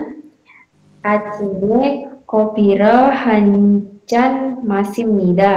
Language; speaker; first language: Korean; non-native, learner; Indonesian